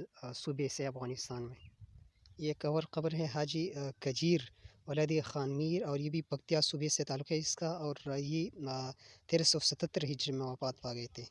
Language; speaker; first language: Urdu; non-native, local second language; Pashto